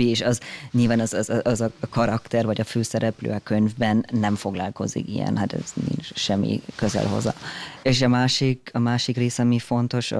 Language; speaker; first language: Hungarian; early bilingual, heritage; German